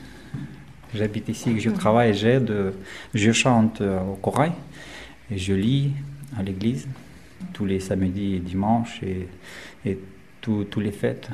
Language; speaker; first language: French; non-native, learner; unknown